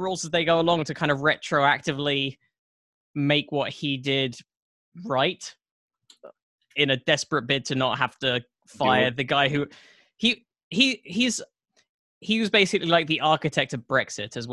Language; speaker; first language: English; native; English